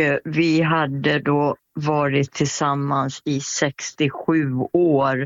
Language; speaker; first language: Swedish; native; Swedish